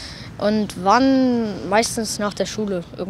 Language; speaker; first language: German; native; German